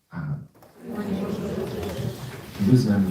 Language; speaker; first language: Polish; non-native, learner; Russian